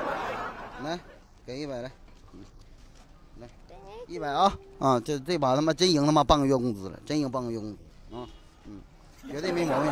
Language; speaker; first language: Chinese; native; Chinese